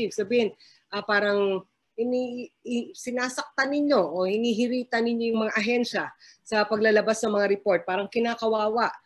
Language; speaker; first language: Filipino; native; Filipino